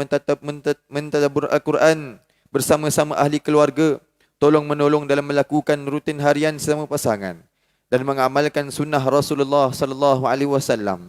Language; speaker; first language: Malay; native; Malay